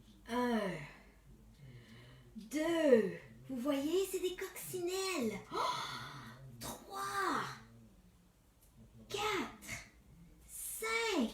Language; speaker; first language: French; native; French